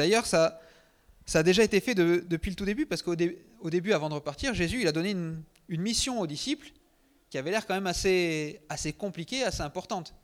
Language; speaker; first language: French; native; French